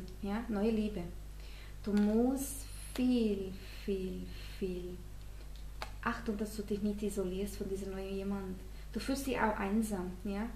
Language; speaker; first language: German; non-native, fluent; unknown